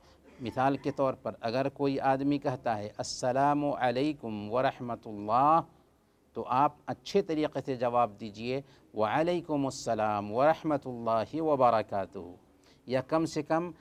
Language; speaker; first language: Urdu; native; Urdu